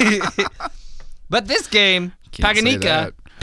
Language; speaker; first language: English; native; English